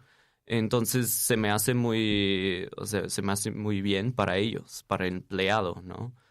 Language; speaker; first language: Spanish; non-native, fluent; English